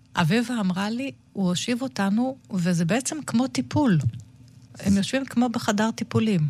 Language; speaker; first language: Hebrew; native; Hebrew